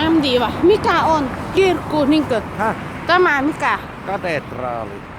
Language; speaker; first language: Finnish; non-native, learner; Thai